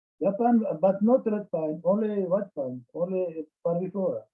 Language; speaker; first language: English; non-native, learner; Czech